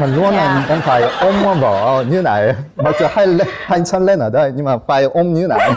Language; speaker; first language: Vietnamese; non-native, learner; Korean